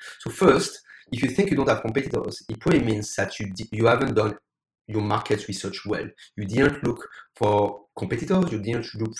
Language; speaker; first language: English; non-native, fluent; French